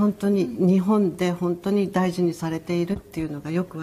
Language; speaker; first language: Japanese; native; Japanese